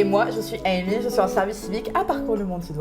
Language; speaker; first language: French; native; French